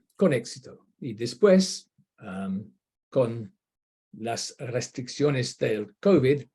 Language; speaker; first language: Spanish; non-native, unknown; English